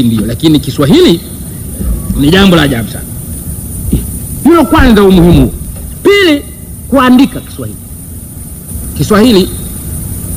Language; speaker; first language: Swahili; non-native, local second language; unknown